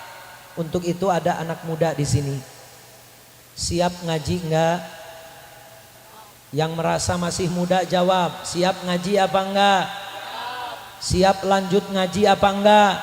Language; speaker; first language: Indonesian; native; Indonesian